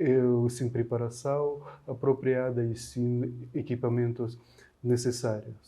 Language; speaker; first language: Portuguese; non-native, fluent; Ukrainian